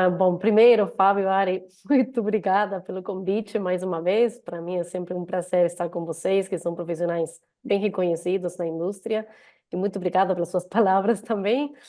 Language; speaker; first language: Portuguese; non-native, fluent; Spanish